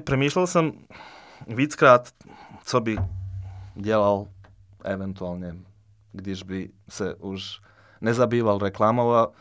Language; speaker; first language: Czech; non-native, fluent; Serbian